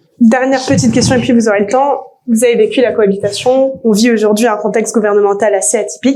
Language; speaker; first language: French; native; French